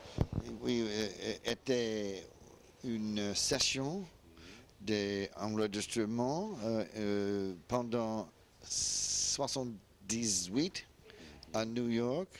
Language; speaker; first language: French; non-native, learner; English